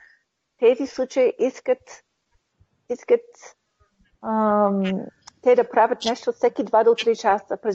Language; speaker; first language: Bulgarian; early bilingual, heritage; Bulgarian